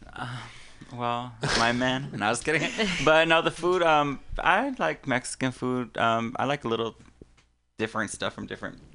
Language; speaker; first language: English; early bilingual, other home language; Spanish